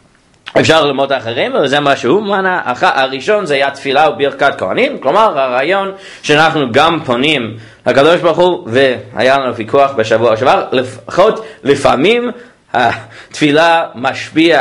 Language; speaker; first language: Hebrew; non-native, fluent; English